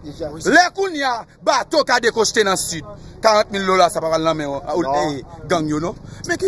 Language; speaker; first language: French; non-native, local second language; Haitian Creole